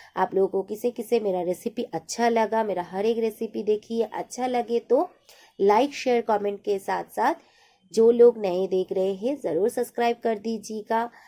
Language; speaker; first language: Hindi; non-native, local second language; Bangla